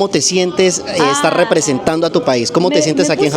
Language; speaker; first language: Spanish; native; Spanish